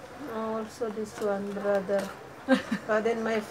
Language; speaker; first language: English; non-native, local second language; Filipino